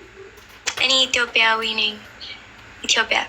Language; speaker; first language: Amharic; early bilingual, heritage; Amharic